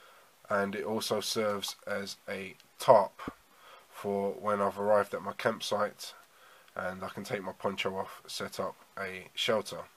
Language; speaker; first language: English; native; English